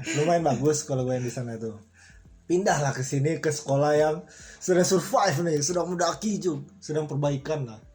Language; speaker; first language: Indonesian; native; Indonesian